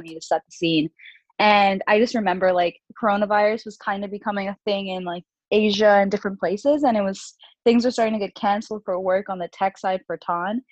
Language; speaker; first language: English; early bilingual, other home language; Urdu